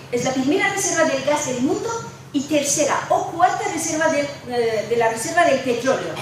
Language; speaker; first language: Spanish; non-native, fluent; Persian